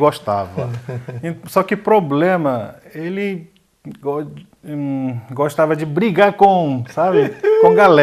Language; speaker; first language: Portuguese; non-native, fluent; Korean